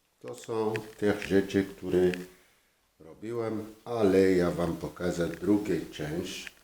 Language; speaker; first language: Polish; non-native, learner; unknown